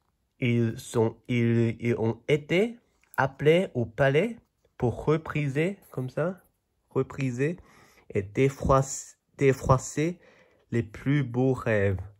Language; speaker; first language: French; non-native, fluent; Chinese